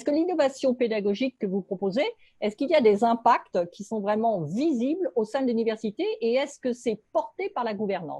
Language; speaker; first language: French; native; French